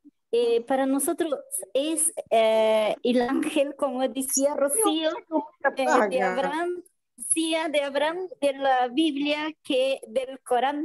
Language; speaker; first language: Spanish; non-native, fluent; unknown